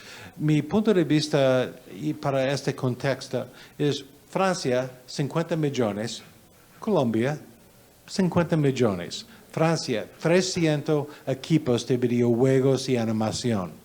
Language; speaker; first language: Spanish; non-native, learner; English